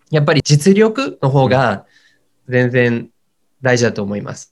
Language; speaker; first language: Japanese; non-native, fluent; English